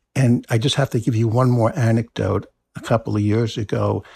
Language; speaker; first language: English; native; English